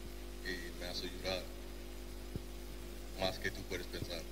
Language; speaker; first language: Spanish; non-native, learner; English